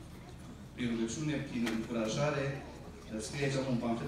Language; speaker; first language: Romanian; early bilingual, heritage; Romanian